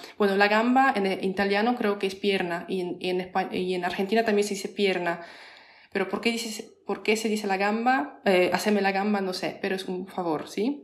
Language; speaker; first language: Spanish; non-native, fluent; Polish